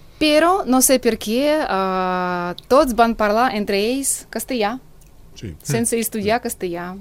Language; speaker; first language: Catalan; non-native, fluent; Russian